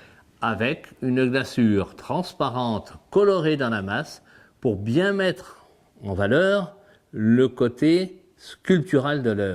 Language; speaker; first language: French; native; French